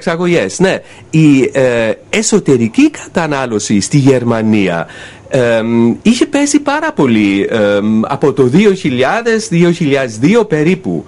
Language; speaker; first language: Greek; non-native, fluent; German